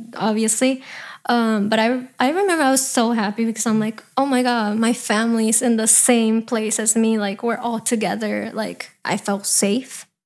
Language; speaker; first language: English; early bilingual, other home language; Spanish